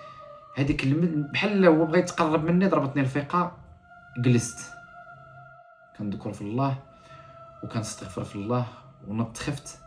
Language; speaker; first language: Arabic; native; Arabic